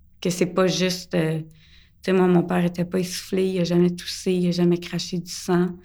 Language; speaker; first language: French; early bilingual, other home language; English